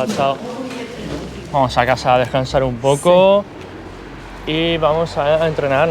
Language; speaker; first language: Spanish; native; Spanish